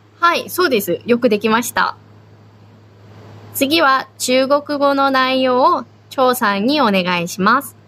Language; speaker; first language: Japanese; non-native, fluent; Chinese